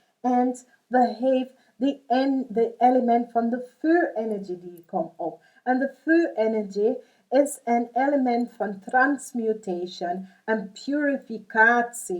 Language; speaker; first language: Dutch; non-native, fluent; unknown